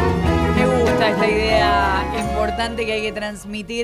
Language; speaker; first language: Spanish; native; Spanish